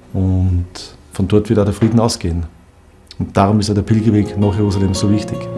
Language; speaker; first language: German; native; German